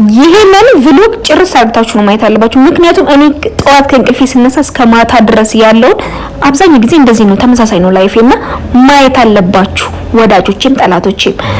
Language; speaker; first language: Amharic; native; Amharic